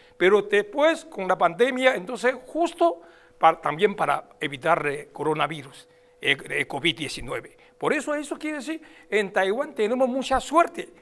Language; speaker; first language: Spanish; non-native, fluent; Chinese